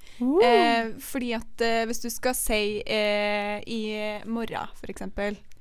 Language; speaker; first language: Norwegian; native; Norwegian